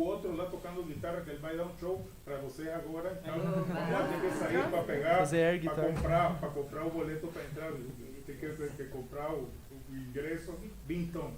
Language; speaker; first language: Portuguese; non-native, fluent; Spanish